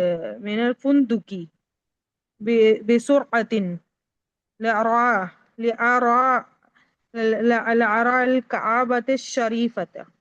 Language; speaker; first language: Arabic; non-native, learner; Urdu